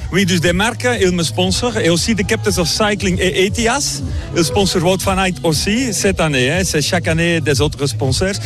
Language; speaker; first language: French; non-native, local second language; Dutch